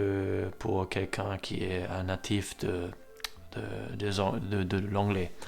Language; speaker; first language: French; non-native, learner; German